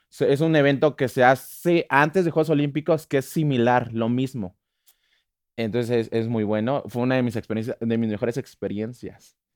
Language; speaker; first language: Spanish; native; Spanish